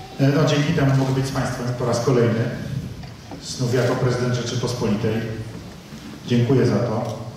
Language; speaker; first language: Polish; native; Polish